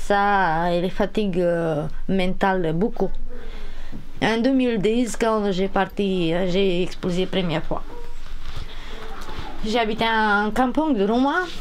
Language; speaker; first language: French; non-native, learner; Romanian